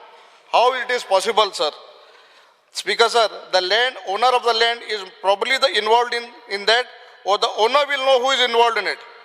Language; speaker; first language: English; non-native, local second language; Konkani